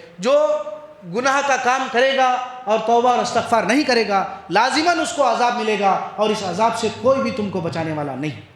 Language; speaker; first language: Urdu; native; Urdu